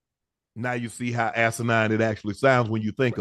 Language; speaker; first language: English; native; English